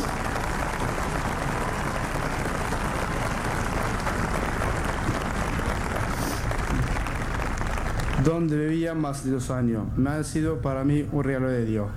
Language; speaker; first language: Spanish; non-native, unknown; Arabic